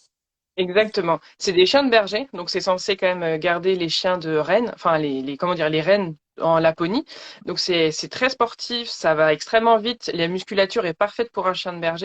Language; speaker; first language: French; native; French